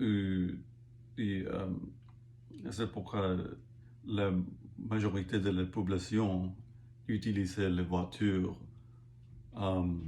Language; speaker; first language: French; non-native, learner; English